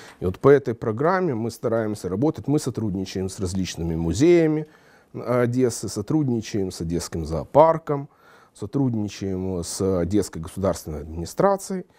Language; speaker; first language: Russian; native; Russian